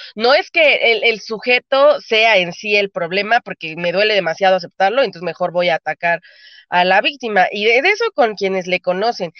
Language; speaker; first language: Spanish; native; Spanish